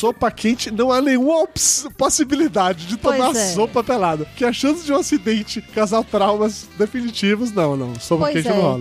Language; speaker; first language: Portuguese; native; Portuguese